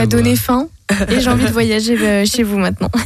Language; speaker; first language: French; native; French